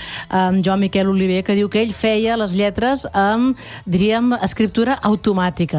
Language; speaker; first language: Catalan; native; Catalan